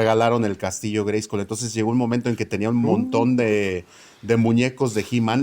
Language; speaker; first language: Spanish; native; Spanish